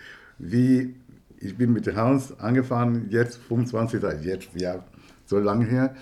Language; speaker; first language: German; non-native, learner; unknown